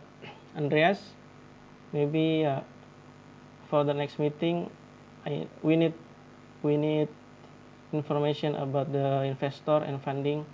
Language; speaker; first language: English; non-native, learner; Indonesian